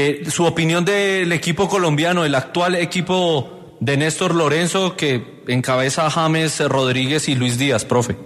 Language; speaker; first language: Spanish; native; Spanish